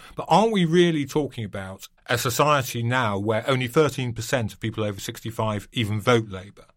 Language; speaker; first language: English; native; English